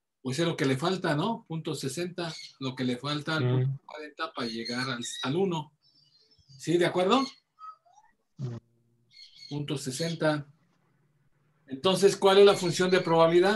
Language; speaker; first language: Spanish; native; Spanish